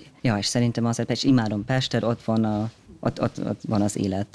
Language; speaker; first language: Hungarian; early bilingual, heritage; German